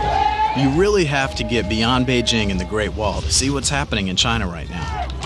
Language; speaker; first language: English; native; English